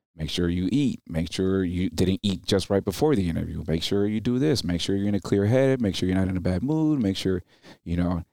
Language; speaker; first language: English; early bilingual, other home language; Spanish